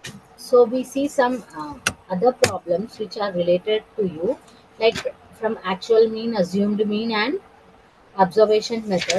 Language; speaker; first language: English; non-native, local second language; Telugu